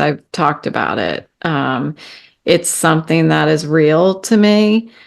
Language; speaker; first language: English; native; English